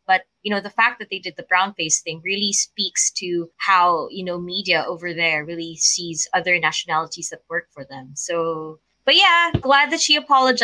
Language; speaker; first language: English; non-native, local second language; Filipino